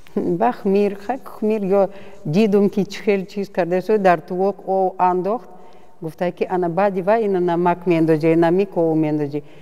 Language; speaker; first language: Tajik; non-native, fluent; Russian